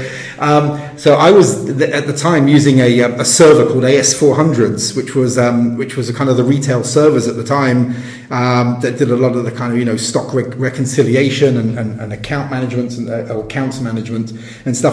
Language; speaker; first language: English; native; English